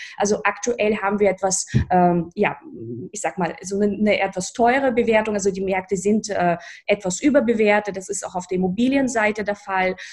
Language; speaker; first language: German; early bilingual, other home language; Russian